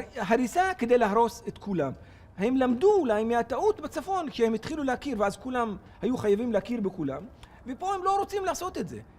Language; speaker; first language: Hebrew; non-native, local second language; Arabic